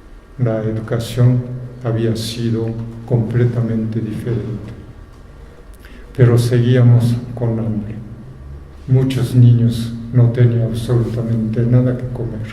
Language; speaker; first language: Spanish; non-native, fluent; Japanese